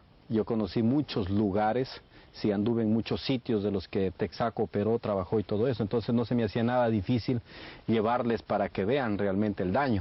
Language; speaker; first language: Spanish; native; Spanish